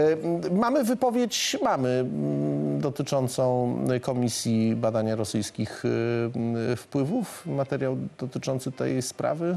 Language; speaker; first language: Polish; native; Polish